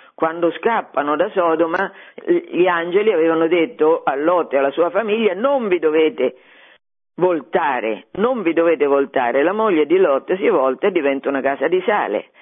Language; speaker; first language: Italian; native; Italian